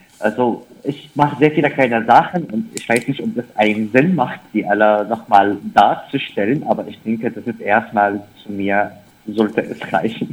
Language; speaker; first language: German; non-native, fluent; Arabic